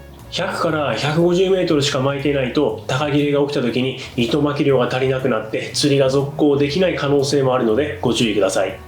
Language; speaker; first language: Japanese; native; Japanese